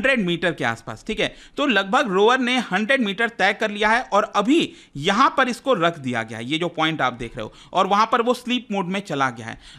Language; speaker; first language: Hindi; native; Hindi